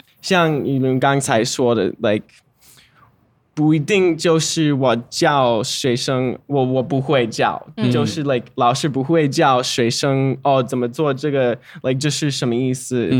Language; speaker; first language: Chinese; non-native, learner; English